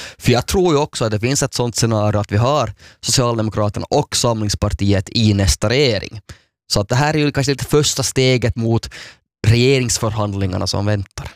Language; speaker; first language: Swedish; native; Swedish